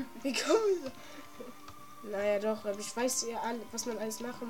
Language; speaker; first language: German; native; German